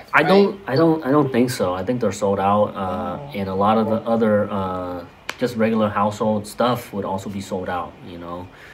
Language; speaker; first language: English; early bilingual, other home language; Vietnamese